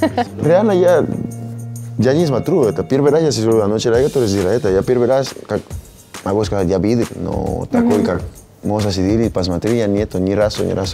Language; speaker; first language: Russian; non-native, learner; Spanish